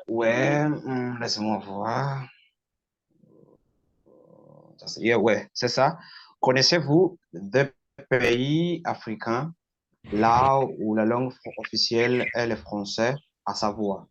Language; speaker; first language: French; non-native, learner; Portuguese